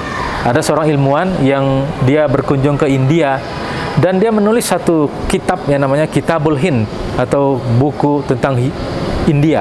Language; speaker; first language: Indonesian; native; Indonesian